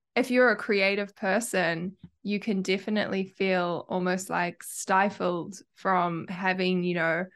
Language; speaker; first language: English; native; English